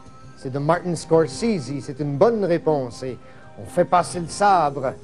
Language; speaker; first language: French; native; French